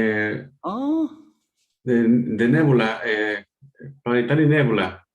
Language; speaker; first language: English; non-native, learner; Spanish